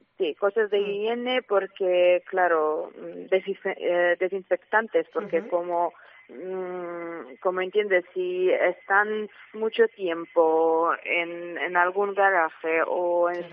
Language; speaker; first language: Spanish; non-native, fluent; Ukrainian